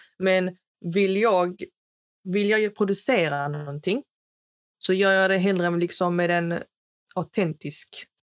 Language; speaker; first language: Swedish; non-native, fluent; Arabic